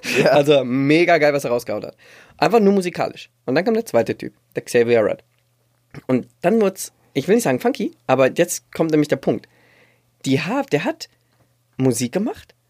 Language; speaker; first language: German; native; German